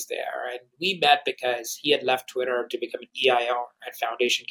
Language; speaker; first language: English; non-native, local second language; Hindi